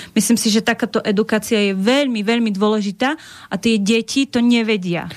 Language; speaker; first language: Slovak; native; Slovak